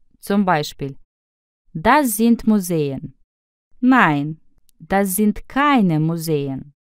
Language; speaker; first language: German; non-native, fluent; Russian